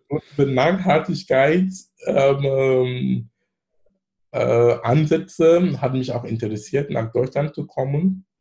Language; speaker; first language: German; non-native, fluent; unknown